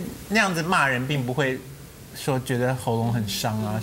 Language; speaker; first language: Chinese; native; Chinese